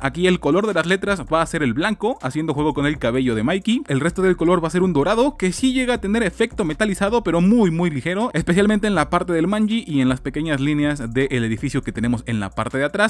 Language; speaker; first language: Spanish; native; Spanish